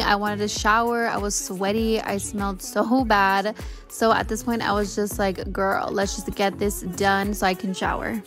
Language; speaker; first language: English; native; English